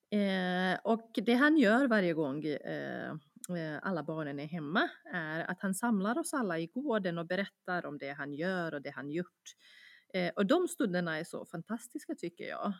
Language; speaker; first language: Swedish; non-native, fluent; Bosnian